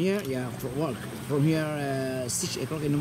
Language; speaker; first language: English; non-native, learner; Indonesian